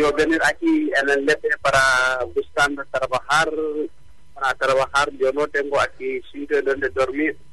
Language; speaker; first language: Spanish; non-native, learner; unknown